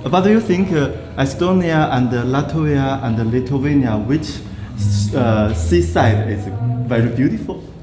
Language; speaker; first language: English; non-native, learner; Chinese